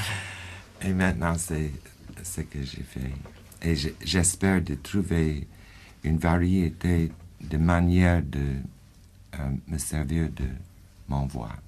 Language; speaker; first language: French; non-native, fluent; English